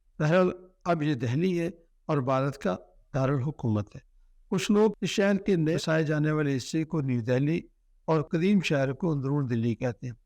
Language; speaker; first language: Urdu; non-native, local second language; Punjabi